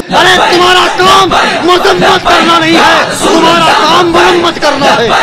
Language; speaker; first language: Urdu; non-native, local second language; Punjabi